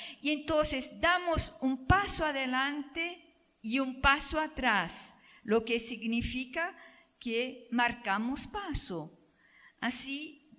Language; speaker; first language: Spanish; non-native, fluent; Portuguese